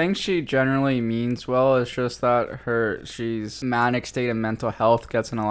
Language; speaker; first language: English; native; English